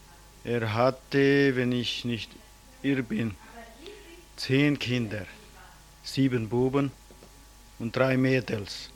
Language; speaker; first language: German; early bilingual, heritage; German